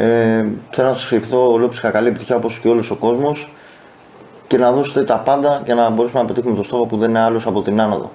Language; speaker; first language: Greek; native; Greek